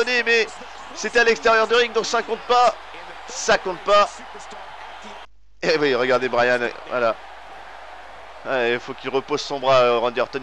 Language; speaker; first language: French; native; French